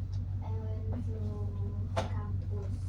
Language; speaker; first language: English; non-native, learner; Indonesian